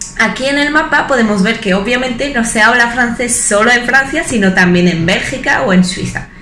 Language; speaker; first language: Spanish; non-native, fluent; French